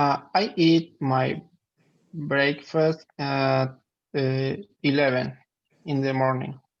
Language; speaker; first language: English; non-native, learner; Spanish